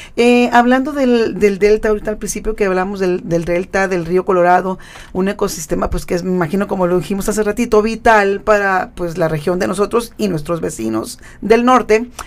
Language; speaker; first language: Spanish; native; Spanish